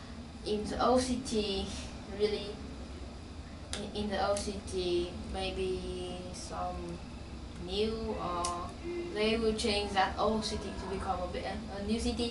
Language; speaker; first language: English; non-native, learner; Vietnamese